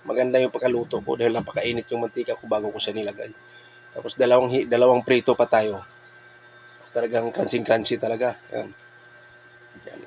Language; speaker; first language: Filipino; non-native, local second language; Cebuano